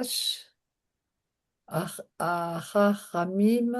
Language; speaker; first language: Hebrew; non-native, learner; French